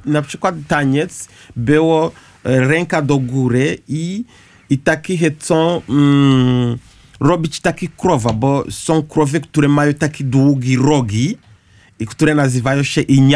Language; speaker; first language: Polish; non-native, learner; Kinyarwanda